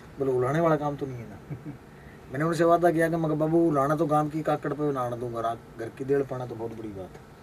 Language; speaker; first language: Hindi; native; Hindi